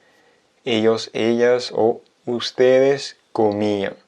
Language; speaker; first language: Spanish; non-native, fluent; French